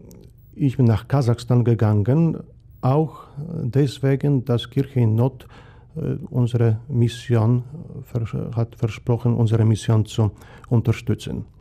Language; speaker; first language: German; non-native, fluent; Polish